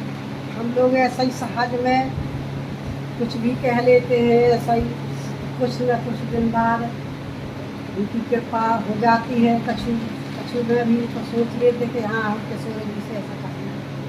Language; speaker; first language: Hindi; native; Hindi